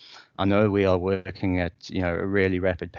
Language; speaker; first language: English; native; English